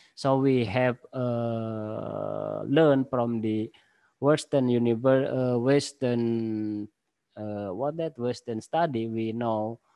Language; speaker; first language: English; non-native, learner; Indonesian